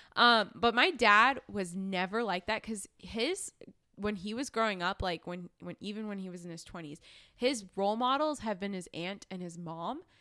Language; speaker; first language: English; native; English